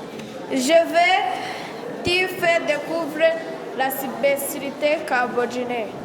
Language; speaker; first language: French; non-native, learner; Kinyarwanda